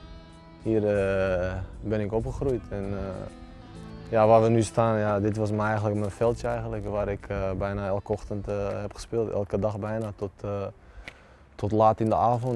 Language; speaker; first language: Dutch; early bilingual, other home language; Bosnian